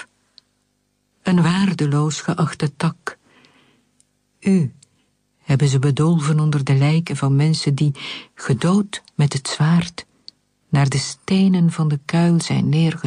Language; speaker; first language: Dutch; native; Dutch